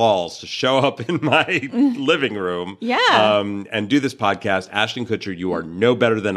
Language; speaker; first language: English; native; English